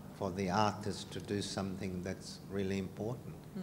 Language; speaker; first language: English; non-native, fluent; Hungarian